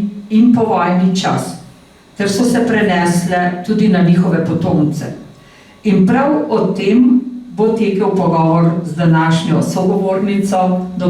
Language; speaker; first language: Slovenian; native; Slovenian